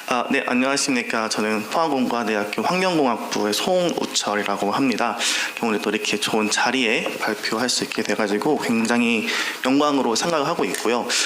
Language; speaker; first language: Korean; native; Korean